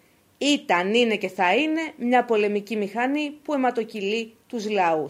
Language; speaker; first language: Greek; native; Greek